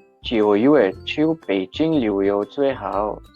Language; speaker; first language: Chinese; non-native, fluent; Hindi